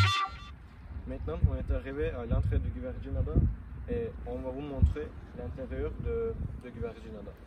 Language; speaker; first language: French; non-native, learner; Turkish